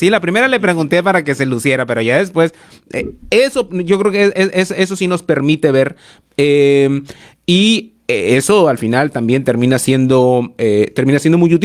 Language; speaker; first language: Spanish; native; Spanish